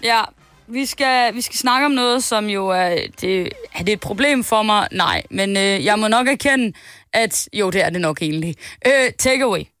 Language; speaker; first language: Danish; native; Danish